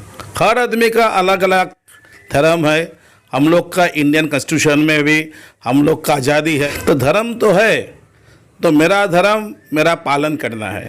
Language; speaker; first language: Hindi; non-native, local second language; Bangla